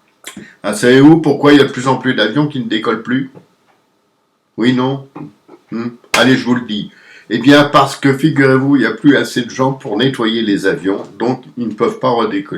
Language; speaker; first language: French; native; French